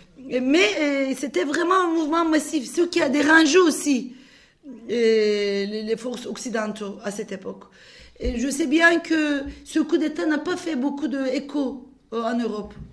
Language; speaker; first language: French; non-native, fluent; Turkish